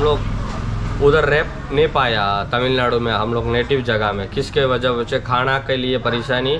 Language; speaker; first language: Hindi; non-native, local second language; Tamil